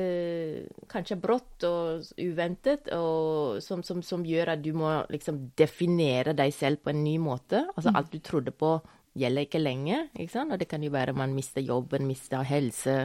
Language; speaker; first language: Norwegian; non-native, fluent; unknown